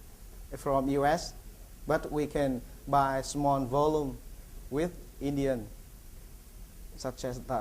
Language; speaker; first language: English; non-native, learner; Vietnamese